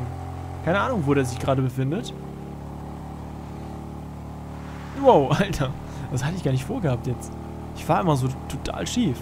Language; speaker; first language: German; native; German